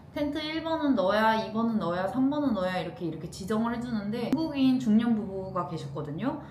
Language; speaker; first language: Korean; native; Korean